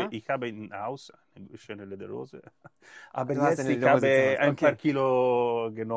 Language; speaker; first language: German; non-native, learner; Italian